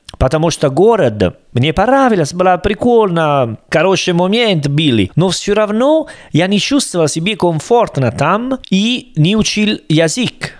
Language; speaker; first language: Russian; non-native, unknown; Italian